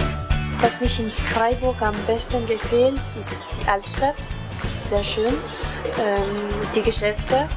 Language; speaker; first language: German; non-native, local second language; French